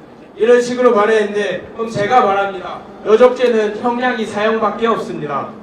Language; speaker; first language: Korean; native; Korean